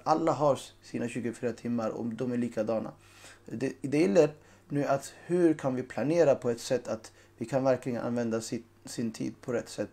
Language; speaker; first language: Swedish; non-native, fluent; Urdu